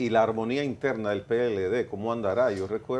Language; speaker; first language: Spanish; native; Spanish